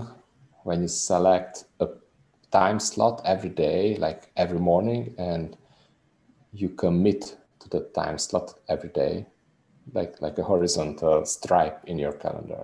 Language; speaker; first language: English; non-native, fluent; Hungarian